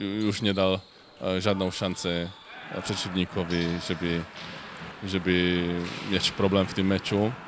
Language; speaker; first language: Polish; non-native, fluent; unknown